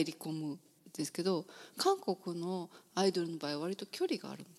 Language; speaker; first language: Japanese; native; Japanese